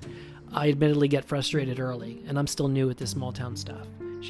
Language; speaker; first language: English; native; English